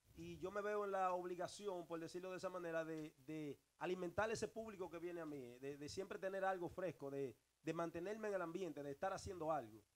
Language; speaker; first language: Spanish; early bilingual, heritage; Spanish